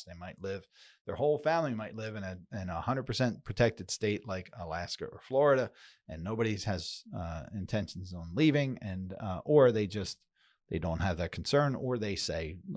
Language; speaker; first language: English; native; English